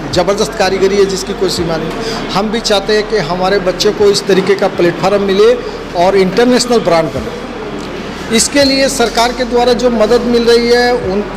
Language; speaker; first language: Hindi; native; Hindi